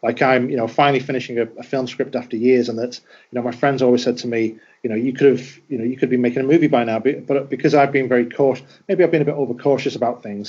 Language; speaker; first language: English; native; English